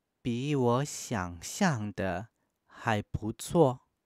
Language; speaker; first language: Chinese; non-native, fluent; Korean